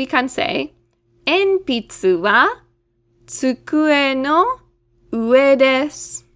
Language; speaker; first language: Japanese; non-native, fluent; English